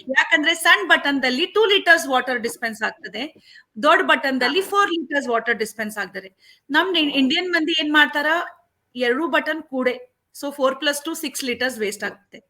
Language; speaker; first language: Kannada; non-native, local second language; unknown